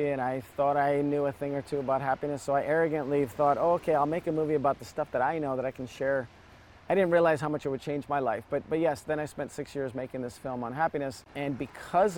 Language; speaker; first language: English; early bilingual, other home language; Serbian